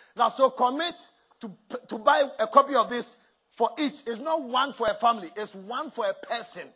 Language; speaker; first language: English; non-native, local second language; Akan